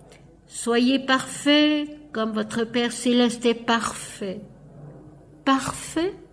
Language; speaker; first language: French; native; French